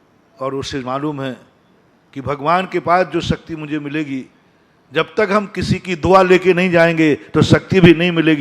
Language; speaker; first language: Hindi; native; Hindi